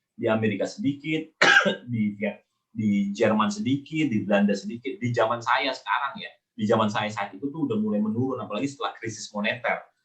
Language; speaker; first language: Indonesian; native; Indonesian